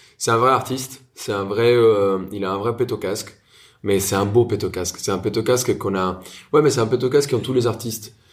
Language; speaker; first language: French; non-native, fluent; Spanish